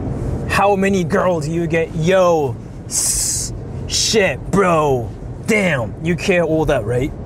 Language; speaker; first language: English; native; English